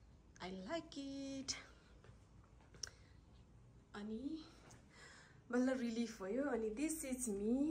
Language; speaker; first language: English; non-native, fluent; Nepali